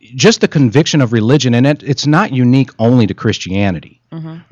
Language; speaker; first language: English; native; English